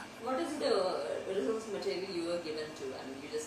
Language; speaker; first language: English; non-native, local second language; Hindi